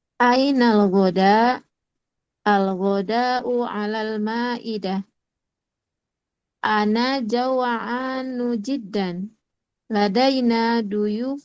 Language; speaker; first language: Arabic; non-native, learner; Indonesian